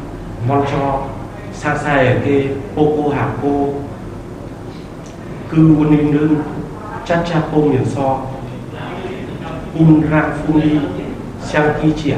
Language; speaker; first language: Korean; non-native, learner; Vietnamese